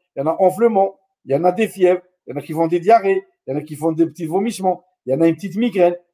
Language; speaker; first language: French; non-native, local second language; Arabic